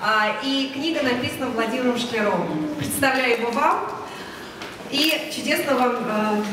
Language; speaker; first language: Russian; native; Russian